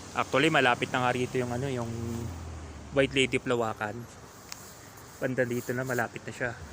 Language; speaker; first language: Filipino; non-native, local second language; Iloko